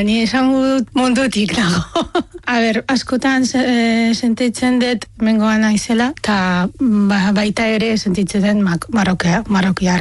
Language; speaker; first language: Basque; non-native, fluent; Arabic